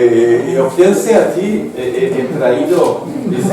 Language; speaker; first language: Spanish; non-native, fluent; French